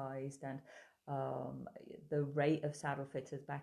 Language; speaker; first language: English; native; English